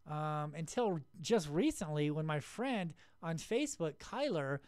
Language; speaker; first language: English; native; English